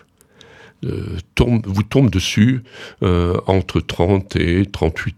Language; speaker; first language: French; native; French